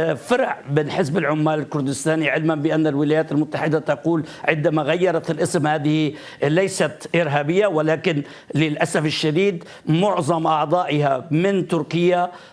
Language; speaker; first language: Arabic; non-native, fluent; Turkish